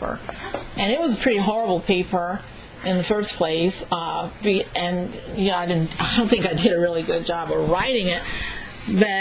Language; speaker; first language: English; native; English